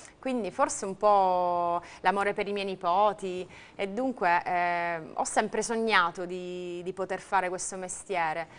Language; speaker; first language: Italian; native; Italian